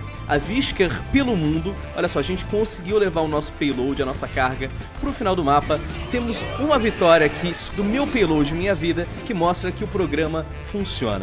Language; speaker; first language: Portuguese; native; Portuguese